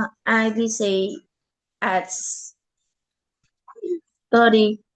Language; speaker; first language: English; non-native, learner; Vietnamese